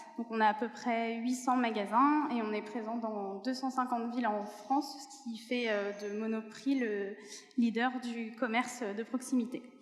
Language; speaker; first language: French; native; French